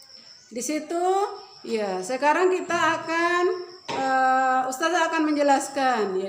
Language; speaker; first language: Indonesian; native; Indonesian